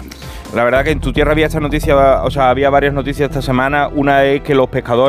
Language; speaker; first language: Spanish; native; Spanish